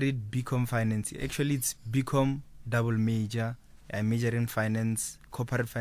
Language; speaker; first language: English; non-native, local second language; Northern Sotho